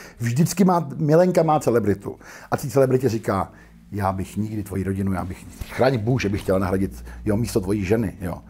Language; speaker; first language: Czech; native; Czech